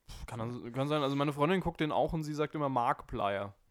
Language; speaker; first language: German; native; German